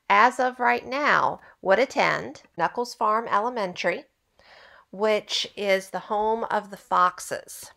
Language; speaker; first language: English; native; English